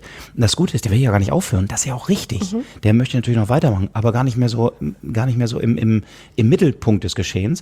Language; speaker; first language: German; native; German